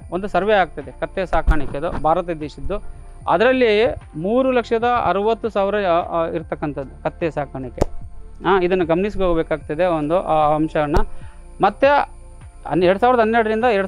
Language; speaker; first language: Kannada; native; Kannada